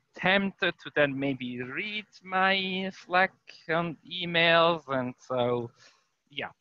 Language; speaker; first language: English; non-native, fluent; German